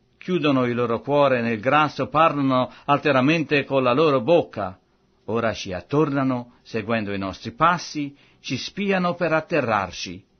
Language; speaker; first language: Italian; non-native, fluent; French